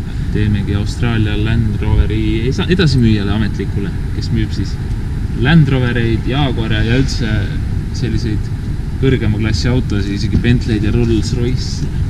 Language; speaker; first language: Estonian; native; Estonian